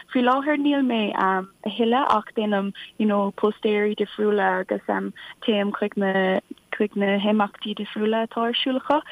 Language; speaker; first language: Irish; non-native, local second language; English